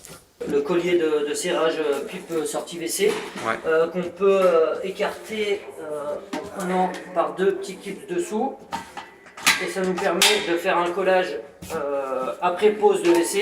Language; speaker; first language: French; native; French